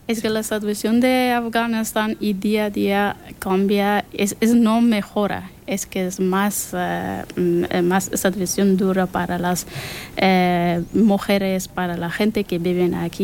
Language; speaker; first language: Spanish; non-native, learner; Persian